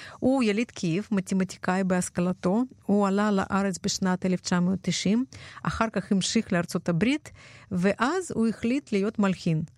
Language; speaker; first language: Hebrew; non-native, fluent; Russian